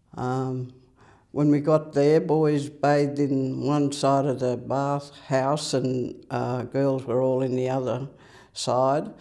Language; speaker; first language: English; native; English